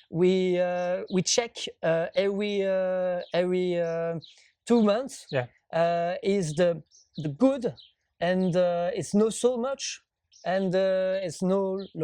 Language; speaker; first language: English; non-native, learner; French